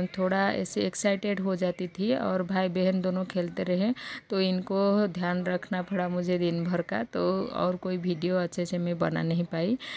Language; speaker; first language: Hindi; native; Hindi